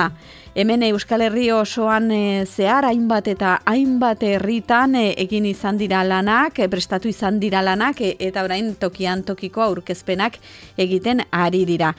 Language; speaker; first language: Basque; native; Basque